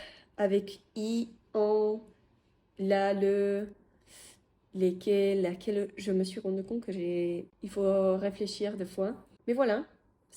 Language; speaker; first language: French; non-native, fluent; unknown